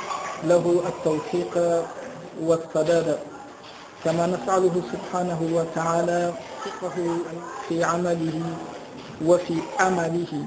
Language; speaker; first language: Arabic; non-native, fluent; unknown